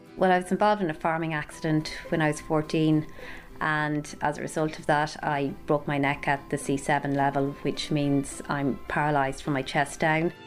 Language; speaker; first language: English; native; English